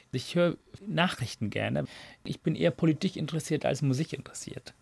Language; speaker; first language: German; non-native, fluent; Tamil